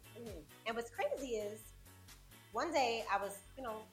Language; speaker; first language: English; native; English